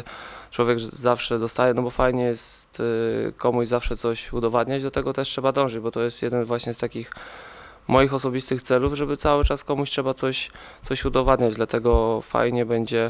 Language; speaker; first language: Polish; native; Polish